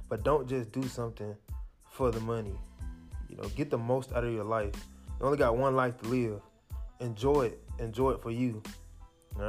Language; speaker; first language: English; native; English